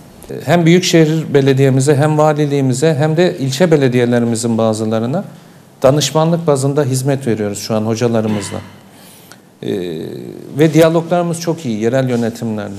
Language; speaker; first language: Turkish; native; Turkish